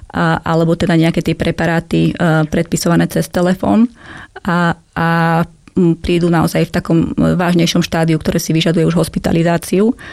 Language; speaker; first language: Slovak; native; Slovak